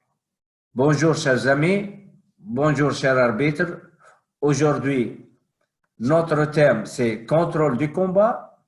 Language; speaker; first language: French; non-native, fluent; Arabic